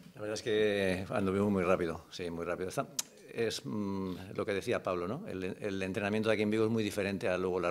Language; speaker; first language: Spanish; native; Spanish